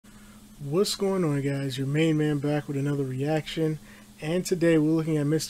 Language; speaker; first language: English; native; English